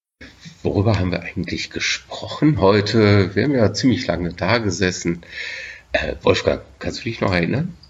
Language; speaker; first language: German; native; German